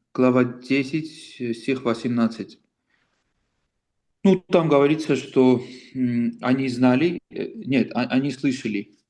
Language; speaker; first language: Russian; non-native, fluent; Armenian